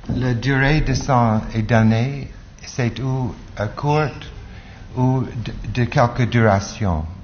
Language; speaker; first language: French; non-native, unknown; English